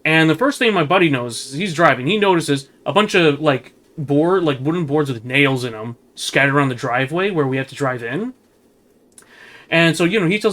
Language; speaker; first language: English; native; English